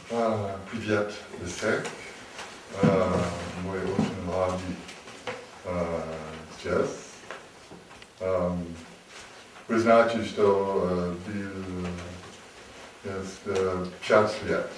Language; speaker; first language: Russian; non-native, learner; English